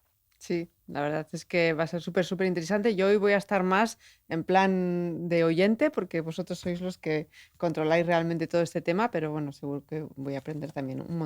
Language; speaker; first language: Spanish; native; Spanish